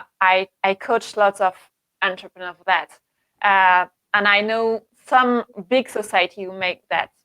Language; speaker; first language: English; non-native, learner; French